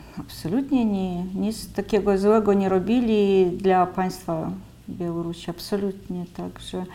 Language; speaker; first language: Polish; early bilingual, heritage; Polish